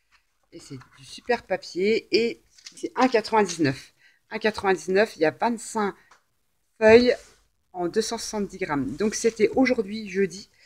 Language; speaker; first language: French; native; French